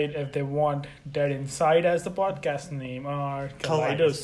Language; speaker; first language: English; non-native, local second language; Telugu